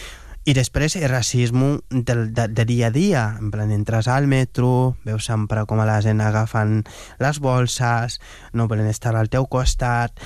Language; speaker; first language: Catalan; non-native, fluent; Wolof